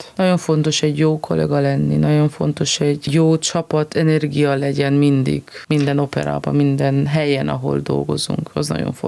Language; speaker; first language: Hungarian; early bilingual, heritage; Hungarian